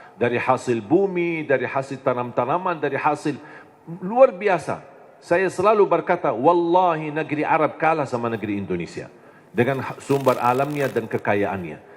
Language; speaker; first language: Indonesian; non-native, fluent; Arabic